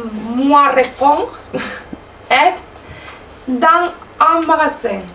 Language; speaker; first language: French; non-native, learner; Spanish